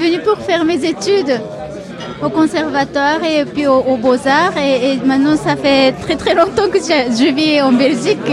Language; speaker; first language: French; non-native, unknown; Japanese